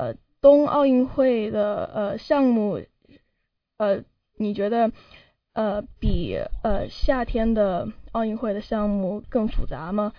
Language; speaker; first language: Chinese; early bilingual, heritage; Chinese